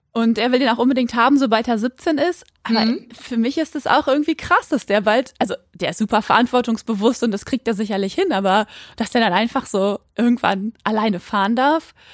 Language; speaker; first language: German; native; German